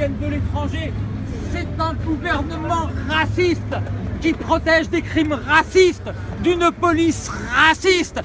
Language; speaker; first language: French; native; French